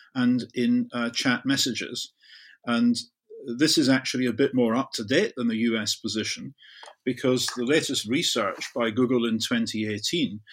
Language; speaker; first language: English; native; English